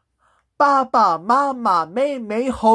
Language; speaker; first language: Chinese; non-native, learner; Korean